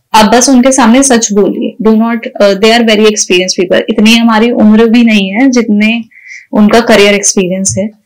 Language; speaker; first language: Hindi; native; Hindi